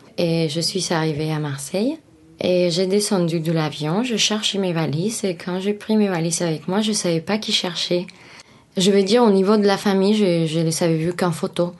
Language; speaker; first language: French; non-native, learner; Spanish